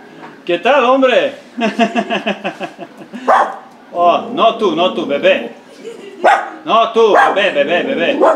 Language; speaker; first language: Spanish; non-native, learner; Serbian